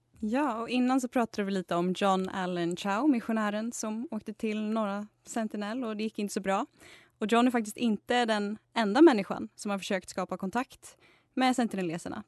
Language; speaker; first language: Swedish; native; Swedish